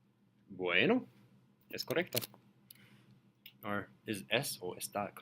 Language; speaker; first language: Spanish; non-native, learner; English